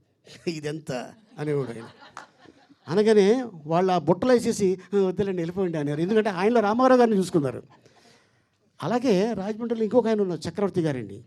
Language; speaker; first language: Telugu; native; Telugu